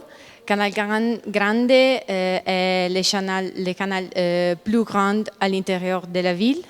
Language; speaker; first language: French; non-native, learner; Italian